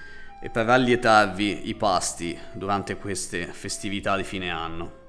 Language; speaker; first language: Italian; native; Italian